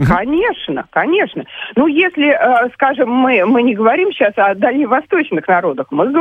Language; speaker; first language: Russian; native; Russian